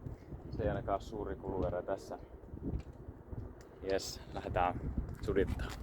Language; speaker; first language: Finnish; native; Finnish